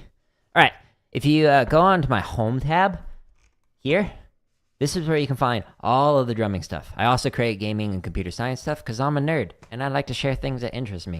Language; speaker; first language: English; native; English